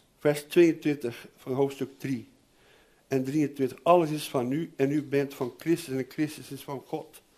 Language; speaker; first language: Dutch; non-native, fluent; Portuguese